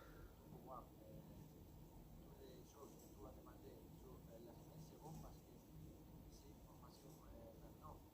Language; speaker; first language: French; non-native, learner; Spanish